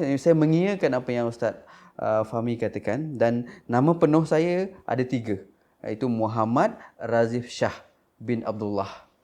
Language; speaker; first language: Malay; non-native, local second language; Iban